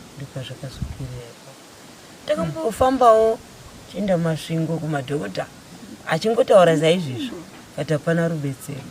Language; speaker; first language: Shona; native; Shona